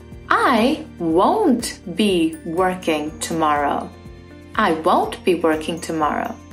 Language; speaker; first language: English; non-native, fluent; Italian